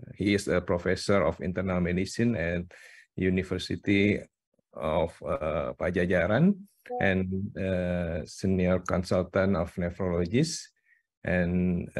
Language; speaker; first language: English; non-native, fluent; Indonesian